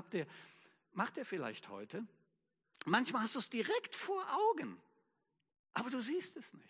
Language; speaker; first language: German; native; German